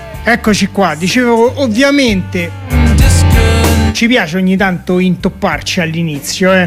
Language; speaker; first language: Italian; native; Italian